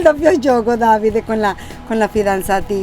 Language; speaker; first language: Italian; non-native, fluent; Spanish